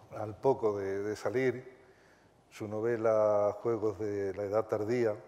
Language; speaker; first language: Spanish; native; Spanish